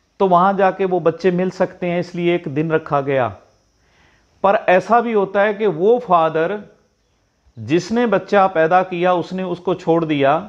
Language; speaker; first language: Hindi; non-native, local second language; Punjabi